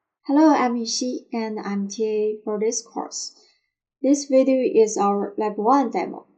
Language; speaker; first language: English; non-native, fluent; Chinese